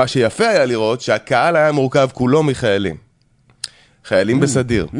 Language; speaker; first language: Hebrew; native; Hebrew